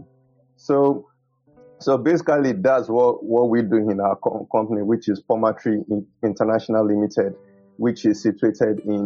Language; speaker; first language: English; non-native, local second language; Yoruba